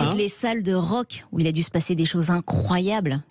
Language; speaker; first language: French; native; French